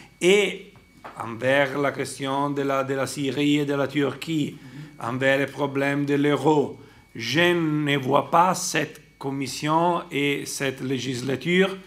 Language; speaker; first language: French; non-native, fluent; Italian